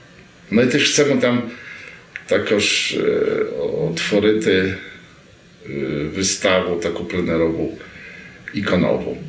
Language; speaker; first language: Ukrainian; early bilingual, heritage; Rusyn